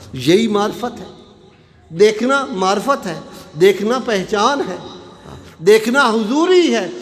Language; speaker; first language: Urdu; non-native, local second language; Punjabi